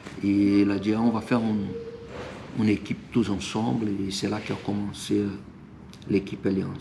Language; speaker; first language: French; non-native, fluent; Portuguese